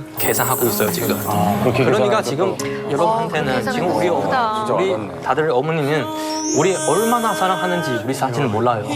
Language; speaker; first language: Korean; non-native, learner; Chinese